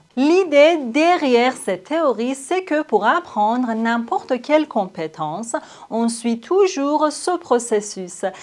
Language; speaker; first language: French; non-native, fluent; Persian